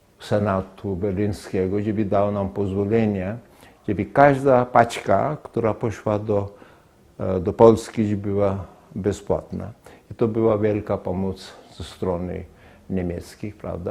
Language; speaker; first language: Polish; non-native, fluent; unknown